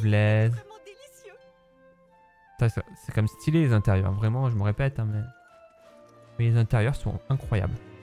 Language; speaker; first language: French; native; French